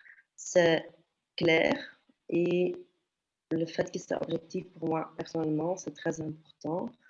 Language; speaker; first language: French; non-native, local second language; Dutch